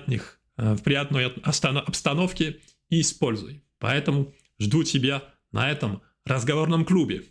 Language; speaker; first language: Russian; non-native, fluent; French